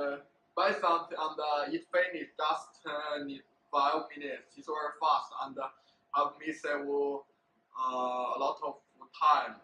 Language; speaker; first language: English; non-native, learner; Chinese